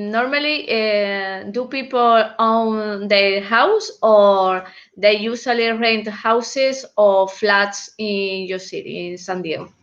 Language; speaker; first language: English; non-native, learner; Spanish